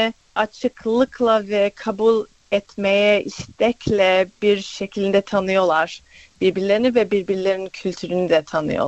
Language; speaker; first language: Turkish; early bilingual, other home language; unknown